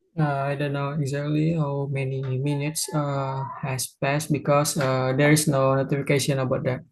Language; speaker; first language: English; non-native, learner; Indonesian